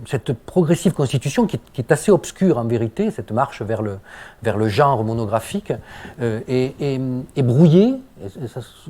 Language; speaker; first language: French; native; French